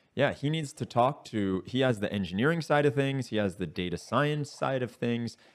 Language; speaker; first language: English; native; English